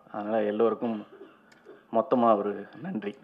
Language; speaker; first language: Tamil; native; Tamil